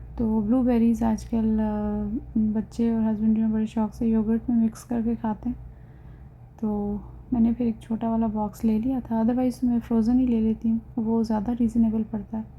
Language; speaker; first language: Urdu; native; Urdu